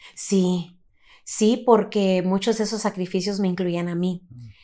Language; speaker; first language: Spanish; early bilingual, heritage; Spanish